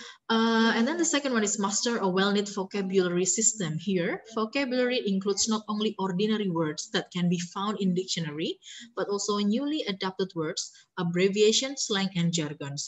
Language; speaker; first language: English; non-native, fluent; Indonesian